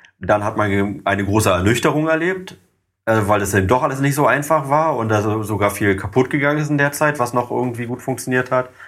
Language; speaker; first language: German; native; German